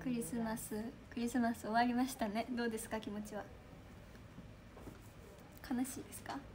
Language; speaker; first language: Japanese; native; Japanese